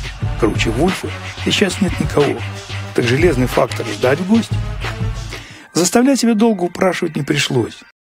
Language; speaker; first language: Russian; native; Russian